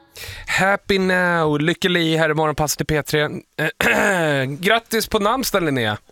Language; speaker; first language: Swedish; native; Swedish